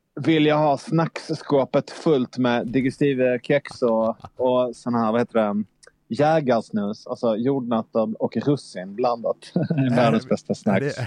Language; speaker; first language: Swedish; native; Swedish